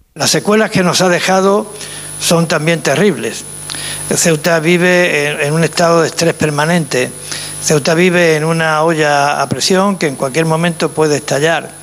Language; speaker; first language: Spanish; native; Spanish